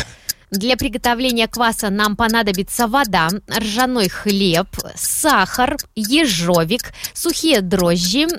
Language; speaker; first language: Russian; native; Russian